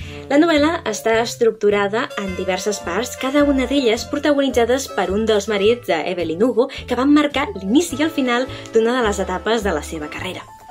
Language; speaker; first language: Catalan; native; Catalan